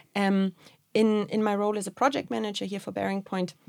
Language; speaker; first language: English; non-native, fluent; German